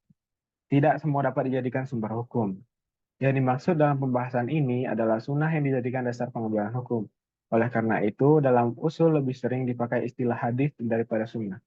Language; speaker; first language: Indonesian; native; Indonesian